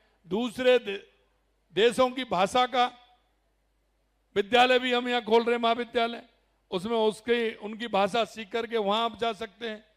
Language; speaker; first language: Hindi; native; Hindi